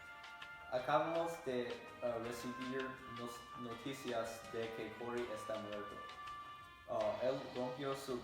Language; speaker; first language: Spanish; non-native, learner; English